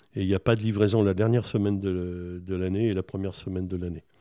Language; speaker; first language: French; native; French